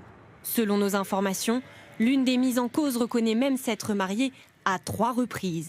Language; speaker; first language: French; native; French